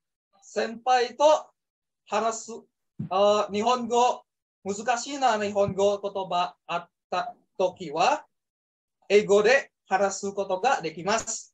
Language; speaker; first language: Japanese; non-native, learner; Indonesian